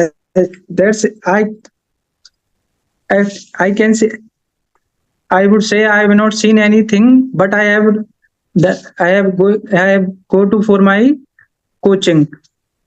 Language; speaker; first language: English; non-native, learner; Haryanvi